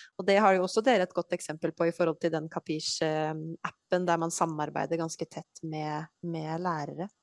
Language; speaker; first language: Norwegian; native; Norwegian